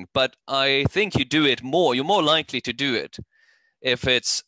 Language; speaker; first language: English; non-native, fluent; Norwegian